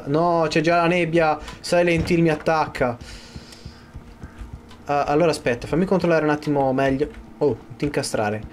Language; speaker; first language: Italian; native; Italian